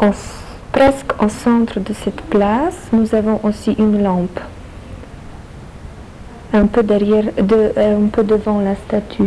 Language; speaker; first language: French; non-native, learner; Polish